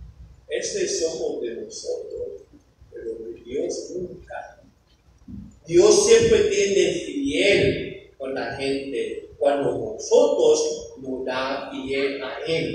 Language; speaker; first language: Spanish; non-native, fluent; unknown